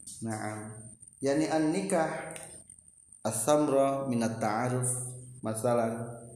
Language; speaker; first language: Arabic; non-native, fluent; Indonesian